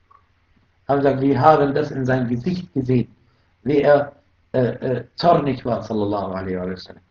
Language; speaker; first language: German; non-native, fluent; Arabic